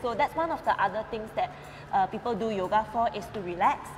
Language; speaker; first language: English; non-native, local second language; Chinese